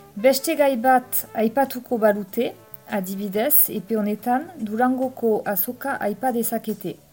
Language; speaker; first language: Basque; non-native, local second language; French